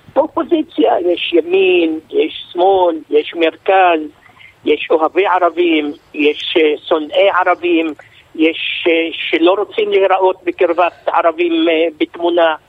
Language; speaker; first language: Hebrew; non-native, local second language; Arabic